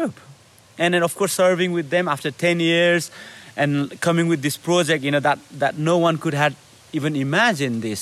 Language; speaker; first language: English; non-native, local second language; Nepali